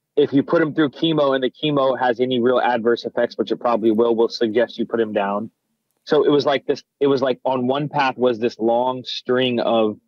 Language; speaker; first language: English; native; English